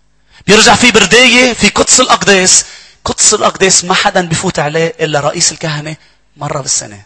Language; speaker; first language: Arabic; native; Arabic